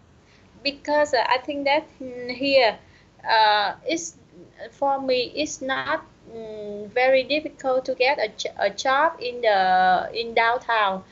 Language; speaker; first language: English; non-native, learner; Vietnamese